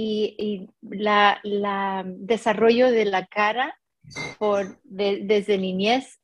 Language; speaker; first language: Spanish; non-native, fluent; English